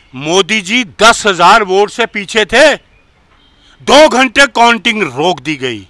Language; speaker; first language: Hindi; native; Hindi